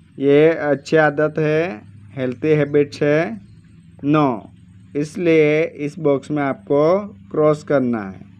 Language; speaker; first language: Hindi; non-native, local second language; Gujarati